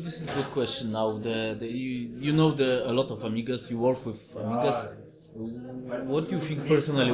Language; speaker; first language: English; non-native, fluent; Polish